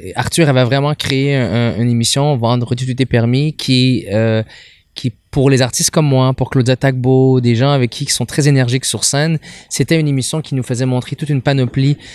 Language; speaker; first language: French; native; French